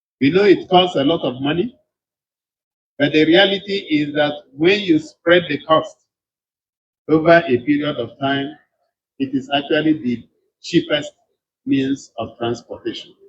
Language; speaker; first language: English; non-native, local second language; Igbo